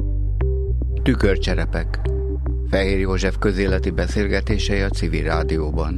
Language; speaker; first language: Hungarian; native; Hungarian